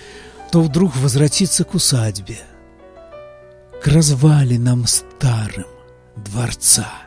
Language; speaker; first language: Russian; native; Russian